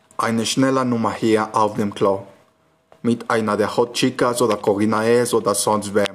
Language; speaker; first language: German; non-native, learner; Spanish